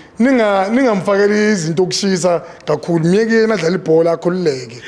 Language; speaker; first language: Zulu; non-native, local second language; Xhosa